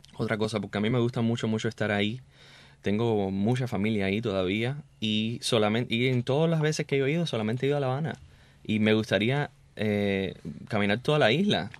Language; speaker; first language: Spanish; early bilingual, heritage; Spanish